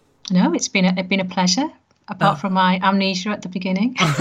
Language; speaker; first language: English; native; English